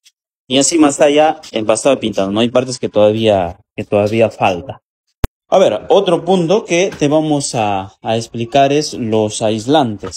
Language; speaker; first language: Spanish; native; Spanish